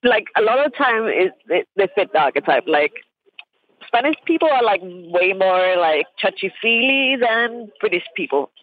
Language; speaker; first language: English; non-native, fluent; Danish